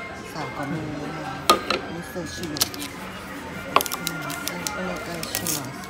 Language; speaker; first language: Japanese; non-native, learner; Thai